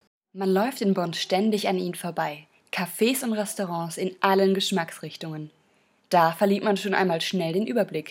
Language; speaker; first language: German; native; German